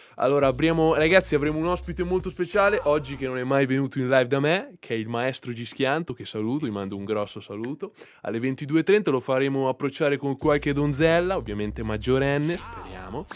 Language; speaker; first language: Italian; native; Italian